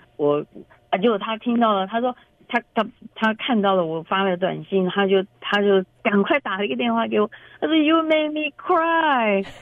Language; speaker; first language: Chinese; native; Chinese